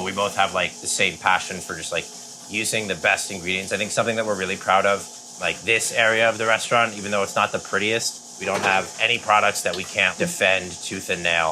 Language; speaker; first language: English; native; English